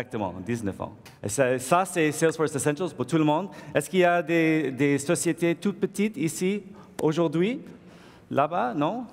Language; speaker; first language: French; non-native, learner; English